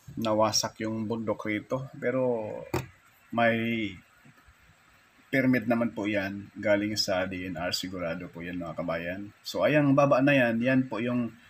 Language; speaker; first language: Filipino; native; Filipino